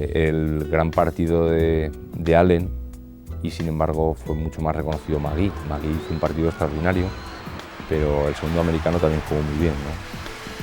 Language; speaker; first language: Spanish; native; Spanish